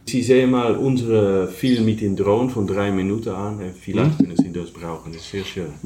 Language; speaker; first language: German; non-native, learner; Dutch